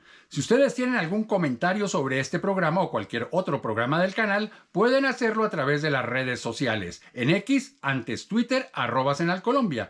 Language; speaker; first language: Spanish; native; Spanish